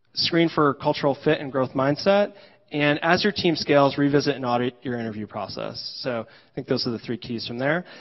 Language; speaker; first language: English; native; English